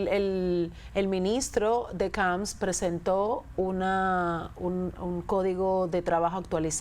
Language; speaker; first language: Spanish; native; Spanish